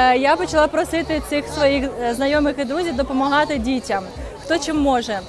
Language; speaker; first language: Ukrainian; native; Ukrainian